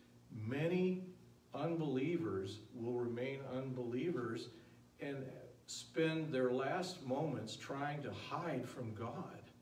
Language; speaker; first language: English; native; English